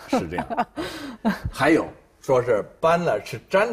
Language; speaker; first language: Chinese; native; Chinese